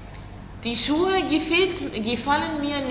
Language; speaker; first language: German; non-native, fluent; Arabic